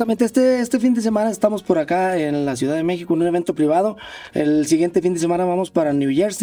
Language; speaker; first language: Spanish; native; Spanish